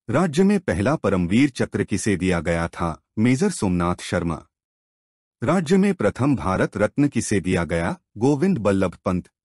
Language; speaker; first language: Hindi; native; Hindi